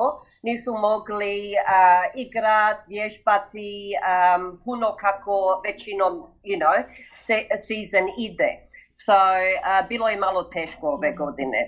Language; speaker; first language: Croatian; early bilingual, heritage; Croatian